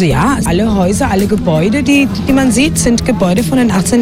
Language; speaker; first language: German; non-native, fluent; Spanish